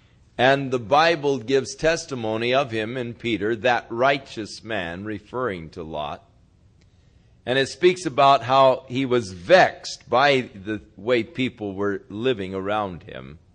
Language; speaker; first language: English; native; English